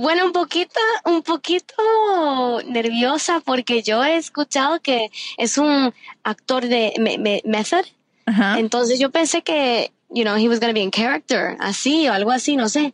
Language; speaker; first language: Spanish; early bilingual, heritage; Spanish